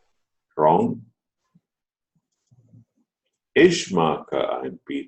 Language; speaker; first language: German; non-native, fluent; Telugu